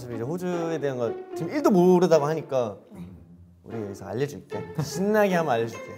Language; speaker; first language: Korean; early bilingual, heritage; Korean